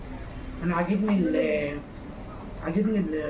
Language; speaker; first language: Arabic; native; Arabic